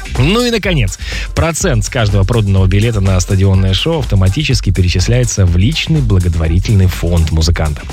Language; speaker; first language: Russian; native; Russian